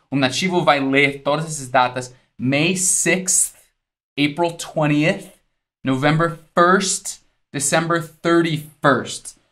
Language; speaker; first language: English; native; English